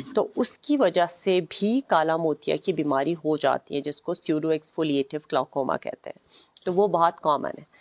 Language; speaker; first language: Urdu; non-native, local second language; Khowar